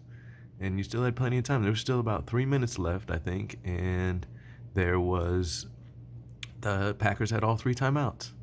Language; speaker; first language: English; native; English